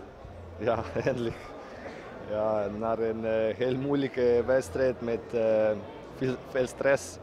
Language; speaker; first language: Dutch; non-native, fluent; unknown